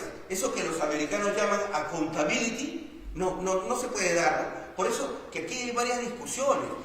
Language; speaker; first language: Spanish; native; Spanish